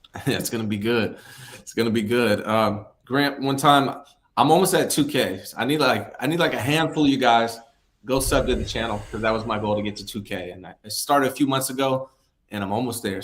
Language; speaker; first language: English; native; English